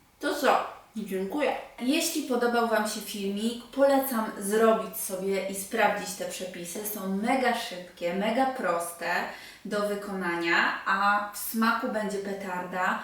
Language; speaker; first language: Polish; native; Polish